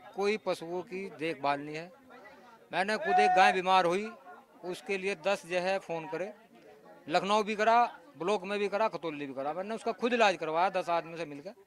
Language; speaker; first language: Hindi; native; Hindi